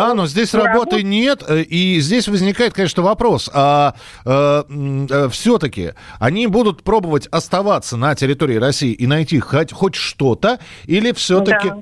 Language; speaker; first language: Russian; native; Russian